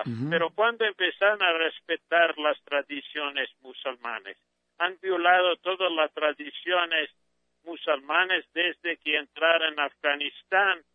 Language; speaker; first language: Spanish; non-native, fluent; English